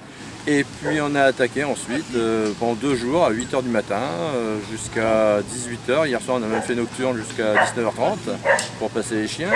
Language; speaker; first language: French; native; French